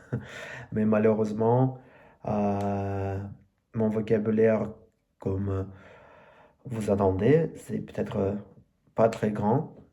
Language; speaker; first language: French; non-native, learner; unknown